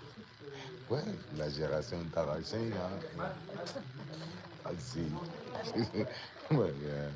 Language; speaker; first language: French; non-native, learner; Portuguese